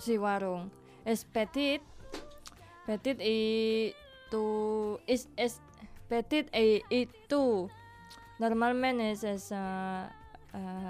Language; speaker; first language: Catalan; non-native, learner; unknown